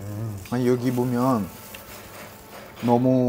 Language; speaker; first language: Korean; non-native, learner; Russian